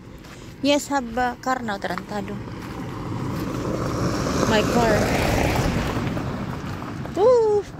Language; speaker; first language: English; non-native, learner; Filipino